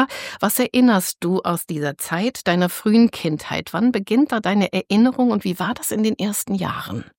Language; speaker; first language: German; native; German